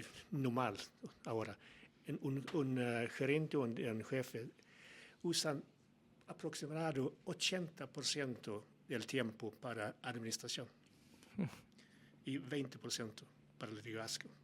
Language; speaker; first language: Spanish; non-native, learner; Swedish